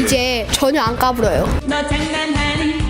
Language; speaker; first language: Korean; early bilingual, other home language; English